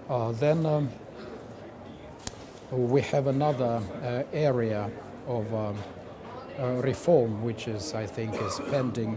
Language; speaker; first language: English; non-native, fluent; Russian